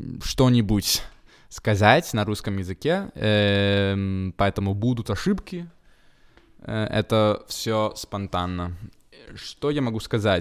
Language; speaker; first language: Russian; non-native, fluent; Italian